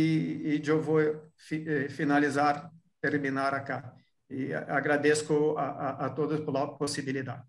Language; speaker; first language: Portuguese; non-native, fluent; Spanish